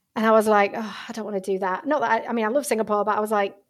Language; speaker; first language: English; native; English